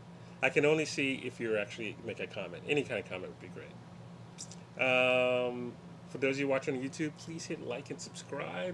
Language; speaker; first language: English; native; English